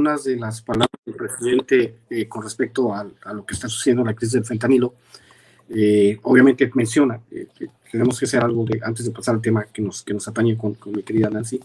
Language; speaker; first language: Spanish; native; Spanish